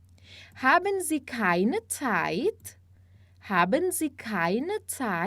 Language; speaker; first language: German; non-native, fluent; Portuguese